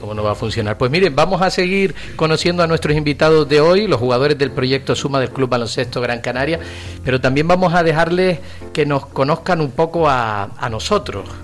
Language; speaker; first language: Spanish; native; Spanish